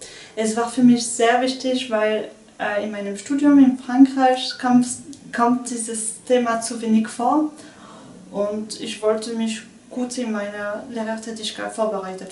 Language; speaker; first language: German; non-native, fluent; French